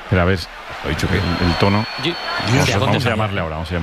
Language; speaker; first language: Spanish; native; Spanish